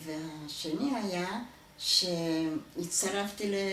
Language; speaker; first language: Hebrew; non-native, fluent; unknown